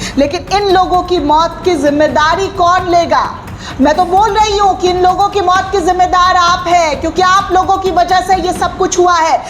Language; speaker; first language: Hindi; native; Hindi